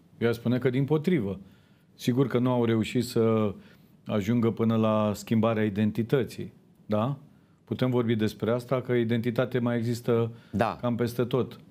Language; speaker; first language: Romanian; native; Romanian